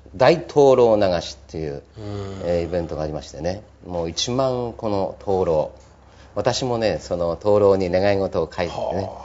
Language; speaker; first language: Japanese; native; Japanese